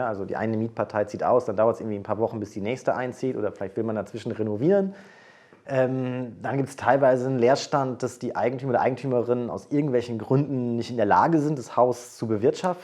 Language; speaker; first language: German; native; German